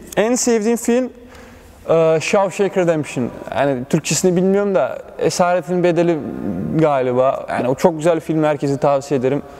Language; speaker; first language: Turkish; early bilingual, other home language; Bosnian